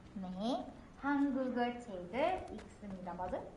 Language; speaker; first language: Korean; non-native, fluent; Indonesian